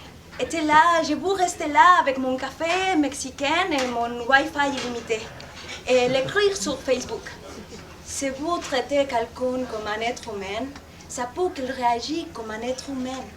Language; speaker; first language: French; non-native, fluent; Spanish